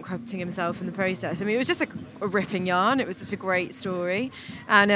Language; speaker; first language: English; native; English